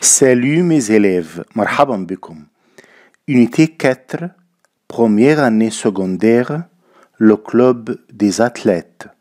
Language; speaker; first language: French; non-native, fluent; Arabic